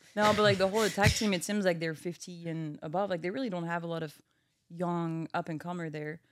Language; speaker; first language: English; non-native, fluent; French